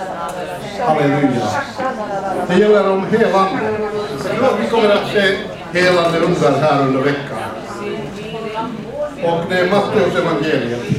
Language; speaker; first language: Swedish; non-native, fluent; Finnish